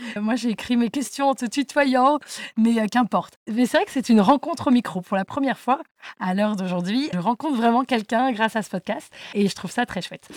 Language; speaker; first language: French; native; French